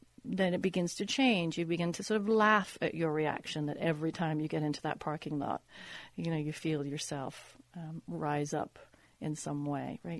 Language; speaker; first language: English; native; English